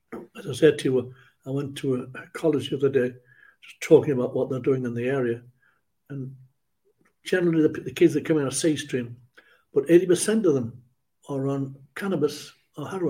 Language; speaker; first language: English; native; English